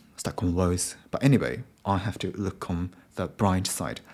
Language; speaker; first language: English; non-native, learner; Japanese